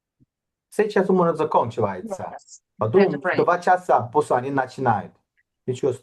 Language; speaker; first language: Russian; non-native, learner; Chinese